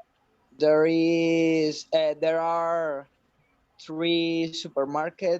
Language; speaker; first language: English; non-native, learner; Spanish